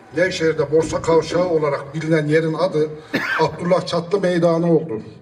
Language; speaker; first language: Turkish; native; Turkish